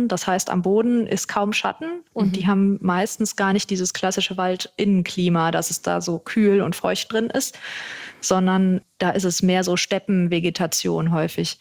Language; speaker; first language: German; native; German